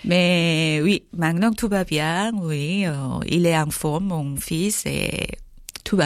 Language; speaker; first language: French; non-native, fluent; Korean